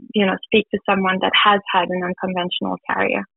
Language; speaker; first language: English; non-native, fluent; German